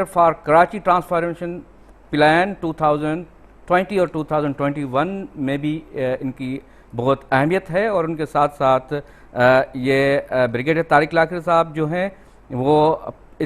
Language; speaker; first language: Urdu; non-native, local second language; Sindhi